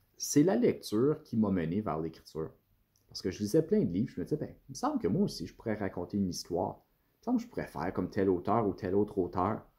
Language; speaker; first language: French; native; French